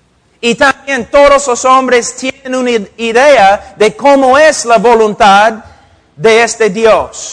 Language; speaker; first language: Spanish; non-native, fluent; English